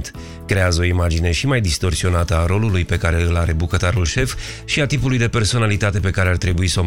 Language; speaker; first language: Romanian; native; Romanian